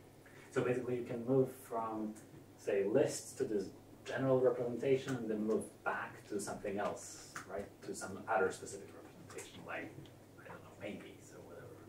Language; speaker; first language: English; non-native, fluent; Polish